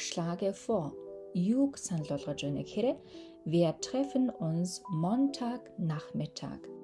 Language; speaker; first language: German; non-native, fluent; Mongolian